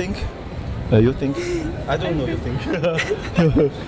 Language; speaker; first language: English; non-native, learner; Chinese